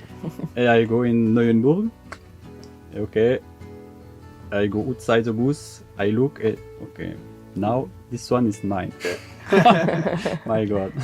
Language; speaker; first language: English; non-native, learner; French